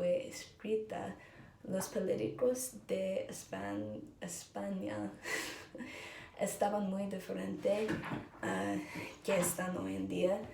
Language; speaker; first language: Spanish; non-native, learner; English